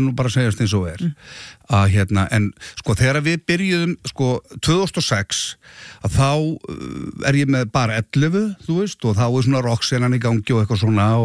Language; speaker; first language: Icelandic; native; Icelandic